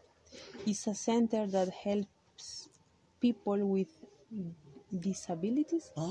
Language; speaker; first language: English; non-native, local second language; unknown